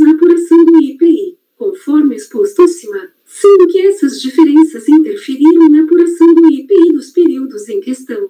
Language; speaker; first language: Portuguese; native; Portuguese